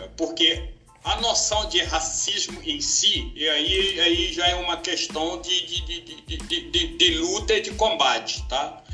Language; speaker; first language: Portuguese; non-native, fluent; Wolof